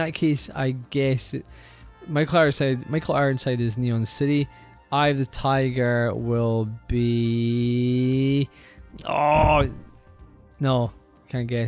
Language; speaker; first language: English; native; English